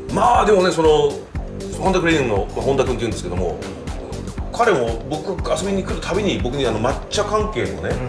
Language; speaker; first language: Japanese; early bilingual, heritage; Japanese